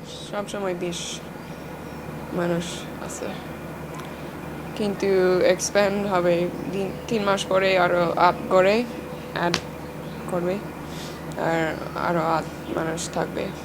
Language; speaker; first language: Bangla; non-native, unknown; English